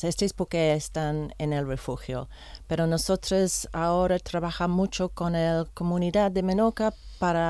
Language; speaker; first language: Spanish; non-native, learner; English